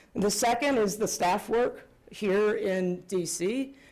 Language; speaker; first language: English; native; English